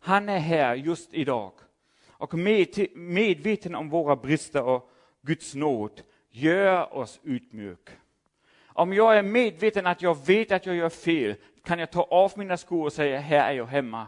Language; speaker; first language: Swedish; non-native, fluent; German